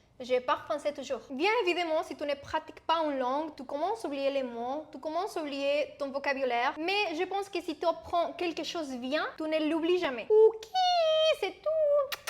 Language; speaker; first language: French; non-native, fluent; Spanish